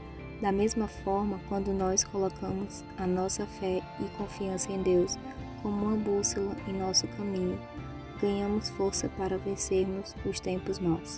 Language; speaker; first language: Portuguese; native; Portuguese